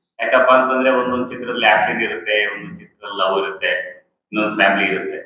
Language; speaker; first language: Kannada; native; Kannada